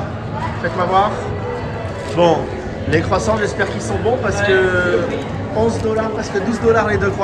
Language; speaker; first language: French; native; French